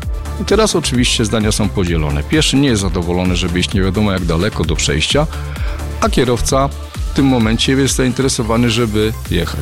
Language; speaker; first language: Polish; native; Polish